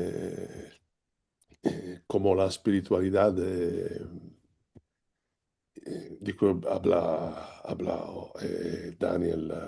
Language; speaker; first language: Spanish; non-native, learner; Italian